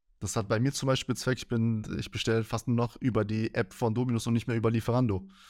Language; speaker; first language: German; early bilingual, other home language; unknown